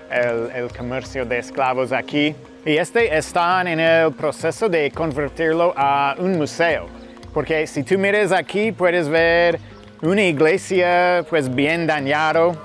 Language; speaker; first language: Spanish; non-native, fluent; English